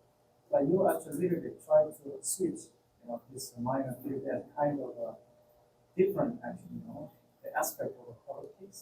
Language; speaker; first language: English; non-native, learner; Korean